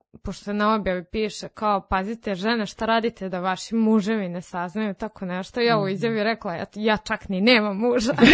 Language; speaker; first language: Serbian; non-native, local second language; Rusyn